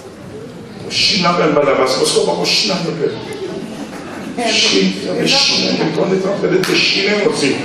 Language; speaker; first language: French; non-native, local second language; Lingala